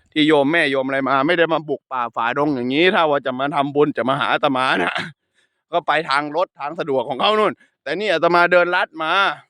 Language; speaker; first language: Thai; native; Thai